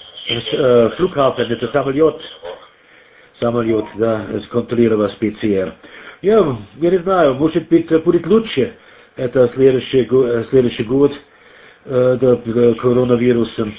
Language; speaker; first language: Russian; non-native, learner; German